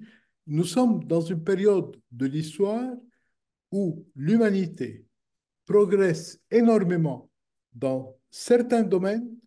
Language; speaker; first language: French; non-native, local second language; Arabic